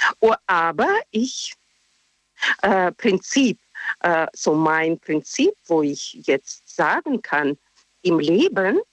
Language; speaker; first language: German; non-native, learner; Russian